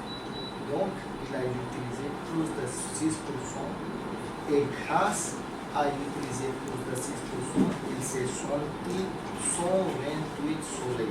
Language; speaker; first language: French; non-native, learner; Hindi